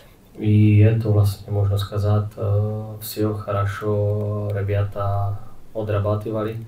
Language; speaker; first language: Russian; non-native, fluent; Czech